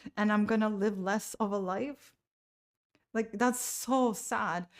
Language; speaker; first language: English; non-native, fluent; Latvian